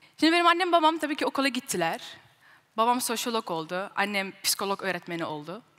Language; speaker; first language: Turkish; early bilingual, heritage; Turkish